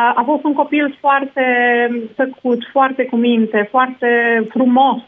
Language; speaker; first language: Romanian; native; Romanian